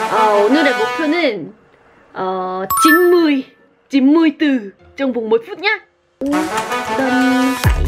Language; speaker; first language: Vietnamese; non-native, fluent; Korean